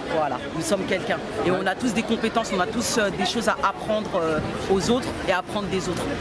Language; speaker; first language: French; early bilingual, other home language; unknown